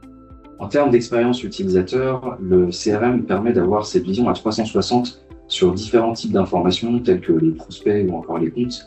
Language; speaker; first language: French; native; French